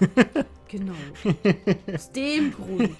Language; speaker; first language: German; native; German